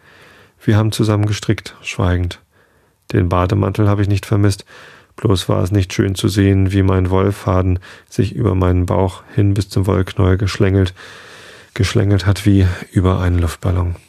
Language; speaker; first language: German; native; German